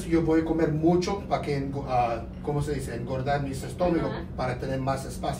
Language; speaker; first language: Spanish; non-native, learner; English